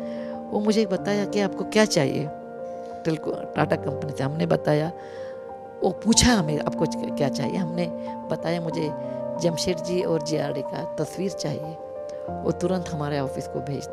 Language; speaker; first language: Hindi; non-native, local second language; Kannada